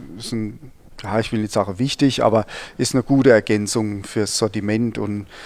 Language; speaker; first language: German; native; German